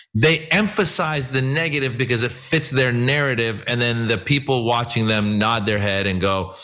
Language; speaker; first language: English; non-native, fluent; Persian